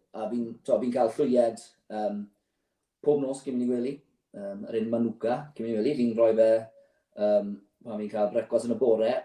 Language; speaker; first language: Welsh; native; Welsh